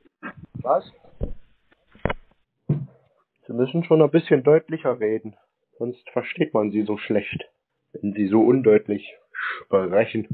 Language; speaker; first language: German; native; German